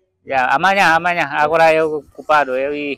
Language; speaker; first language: Portuguese; non-native, learner; Vietnamese